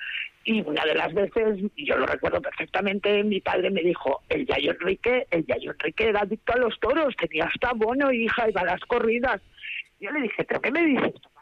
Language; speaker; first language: Spanish; native; Spanish